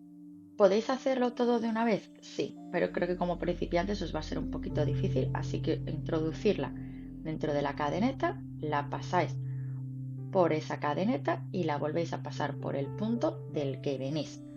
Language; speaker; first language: Spanish; native; Spanish